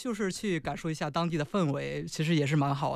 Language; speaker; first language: Chinese; native; Chinese